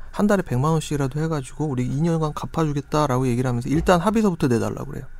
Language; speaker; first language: Korean; native; Korean